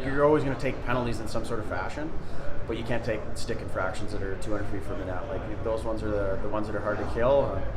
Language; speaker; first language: English; native; English